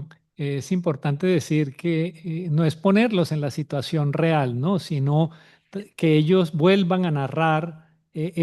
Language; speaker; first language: Spanish; native; Spanish